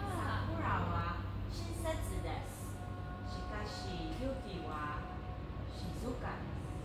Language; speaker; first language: Japanese; non-native, learner; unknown